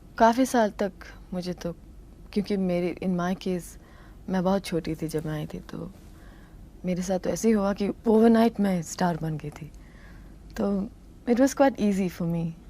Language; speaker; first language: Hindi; non-native, local second language; Telugu